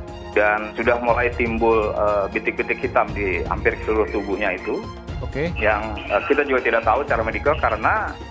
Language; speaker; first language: Indonesian; native; Indonesian